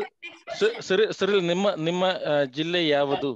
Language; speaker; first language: Kannada; non-native, learner; Malayalam